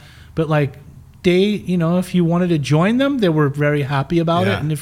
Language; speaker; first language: English; early bilingual, other home language; German